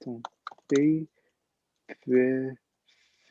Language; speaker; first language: French; non-native, learner; English